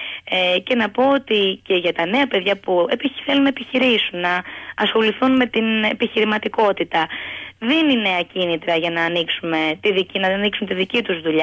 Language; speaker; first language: Greek; native; Greek